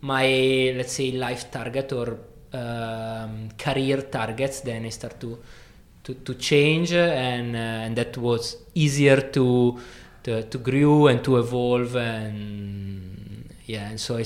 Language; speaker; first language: English; non-native, fluent; Italian